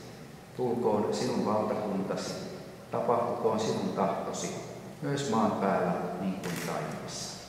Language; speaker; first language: Finnish; native; Finnish